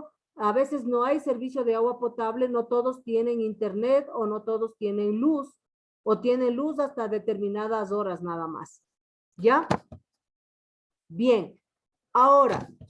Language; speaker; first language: Spanish; native; Spanish